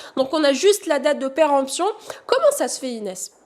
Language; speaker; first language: French; non-native, local second language; Arabic